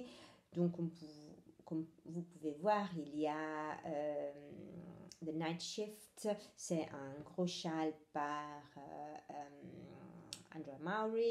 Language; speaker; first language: French; non-native, fluent; Italian